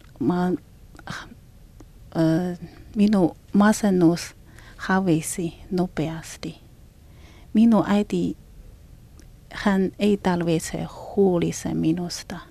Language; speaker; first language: Finnish; non-native, learner; Chinese